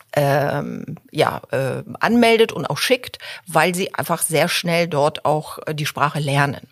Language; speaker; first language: German; early bilingual, other home language; Polish